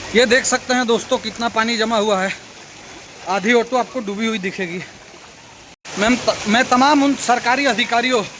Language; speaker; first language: Hindi; non-native, local second language; Gujarati